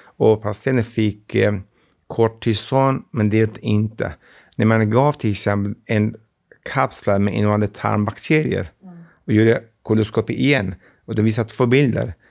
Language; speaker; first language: Swedish; non-native, fluent; Kurdish